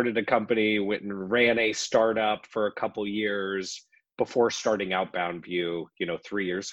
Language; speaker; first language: English; native; English